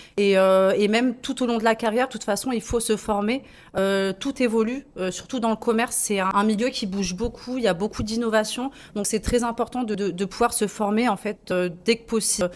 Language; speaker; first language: French; native; French